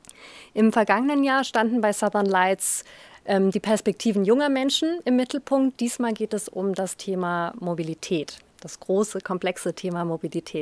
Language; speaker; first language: German; native; German